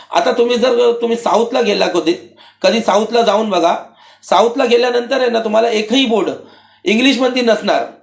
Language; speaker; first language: Marathi; non-native, local second language; Urdu